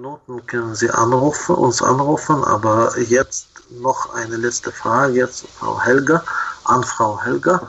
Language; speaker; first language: German; non-native, fluent; Ukrainian